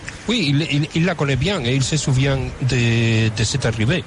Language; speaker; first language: French; non-native, fluent; Spanish